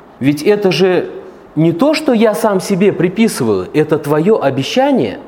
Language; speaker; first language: Russian; native; Russian